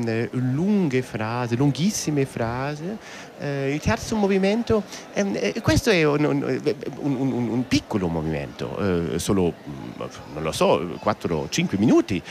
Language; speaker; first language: Italian; non-native, learner; German